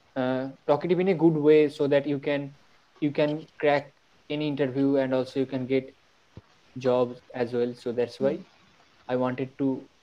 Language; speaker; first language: English; non-native, local second language; Bangla